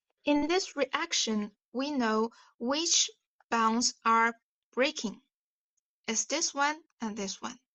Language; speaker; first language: English; non-native, fluent; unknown